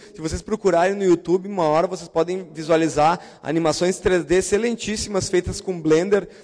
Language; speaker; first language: Portuguese; native; Portuguese